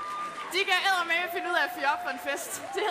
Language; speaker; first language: Danish; native; Danish